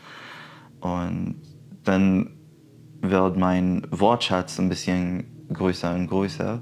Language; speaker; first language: German; non-native, fluent; Arabic